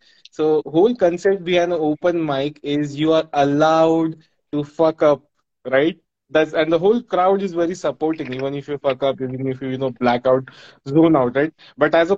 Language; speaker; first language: English; non-native, local second language; Marathi